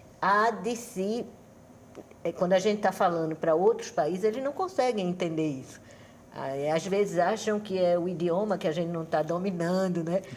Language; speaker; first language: Portuguese; native; Portuguese